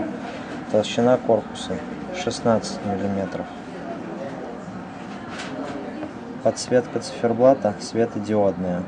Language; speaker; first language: Russian; native; Russian